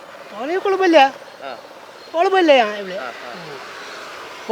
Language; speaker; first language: Malayalam; non-native, learner; Nepali